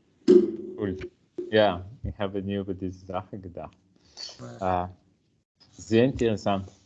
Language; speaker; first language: German; non-native, learner; Italian